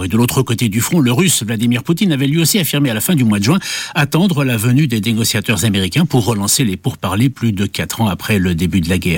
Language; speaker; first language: French; native; French